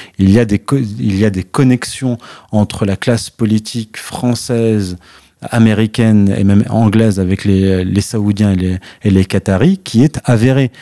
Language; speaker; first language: French; early bilingual, other home language; Arabic